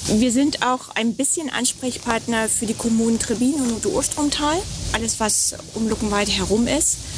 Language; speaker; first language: German; native; German